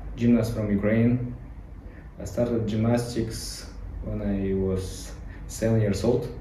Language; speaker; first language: English; non-native, learner; Ukrainian